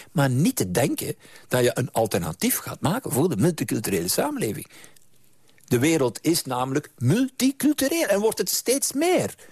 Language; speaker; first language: Dutch; native; Dutch